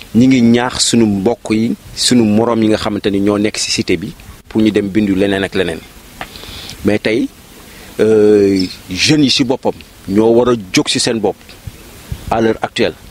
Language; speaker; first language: Wolof; native; Wolof